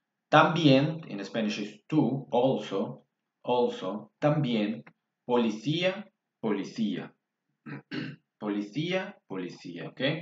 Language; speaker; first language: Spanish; non-native, fluent; English